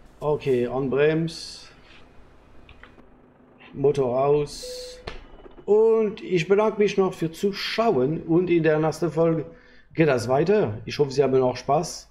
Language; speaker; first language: German; non-native, learner; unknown